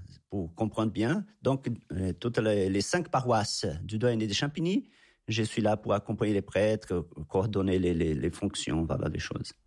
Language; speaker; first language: French; non-native, fluent; Portuguese